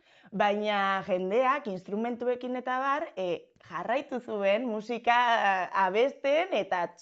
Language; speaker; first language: Basque; non-native, local second language; Spanish